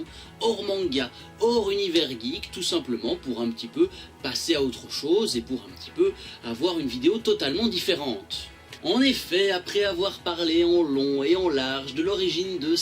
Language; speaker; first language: French; native; French